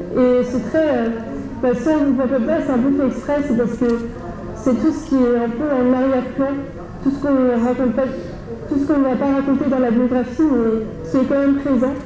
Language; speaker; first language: French; native; French